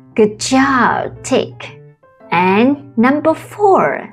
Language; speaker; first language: English; non-native, fluent; Vietnamese